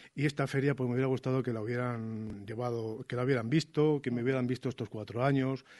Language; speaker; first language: Spanish; native; Spanish